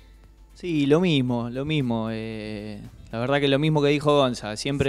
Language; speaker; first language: Spanish; native; Spanish